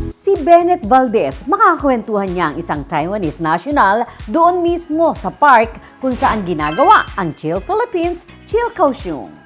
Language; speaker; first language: Filipino; native; Filipino